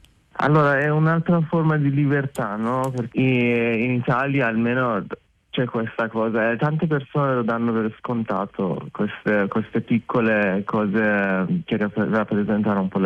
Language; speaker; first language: Italian; non-native, fluent; Persian